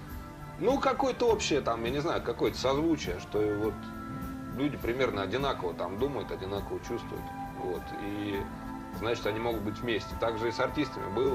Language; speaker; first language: Russian; native; Russian